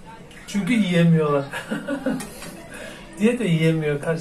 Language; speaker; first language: Turkish; native; Turkish